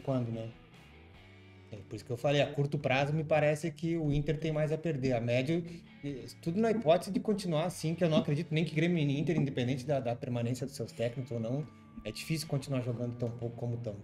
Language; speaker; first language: Portuguese; native; Portuguese